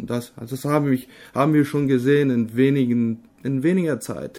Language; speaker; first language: German; non-native, local second language; Low German